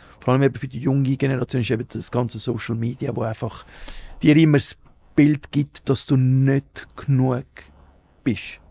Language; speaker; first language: German; early bilingual, other home language; Spanish